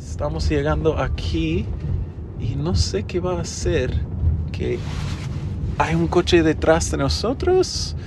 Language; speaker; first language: Spanish; non-native, fluent; English